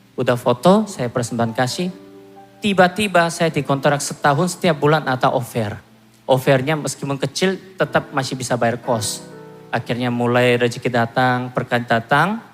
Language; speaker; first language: Indonesian; non-native, fluent; Korean